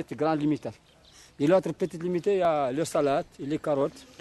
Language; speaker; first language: French; non-native, local second language; Arabic